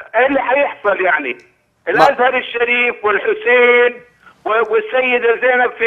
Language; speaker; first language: Arabic; native; Arabic